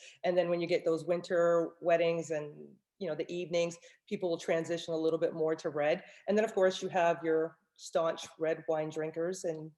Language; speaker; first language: English; native; English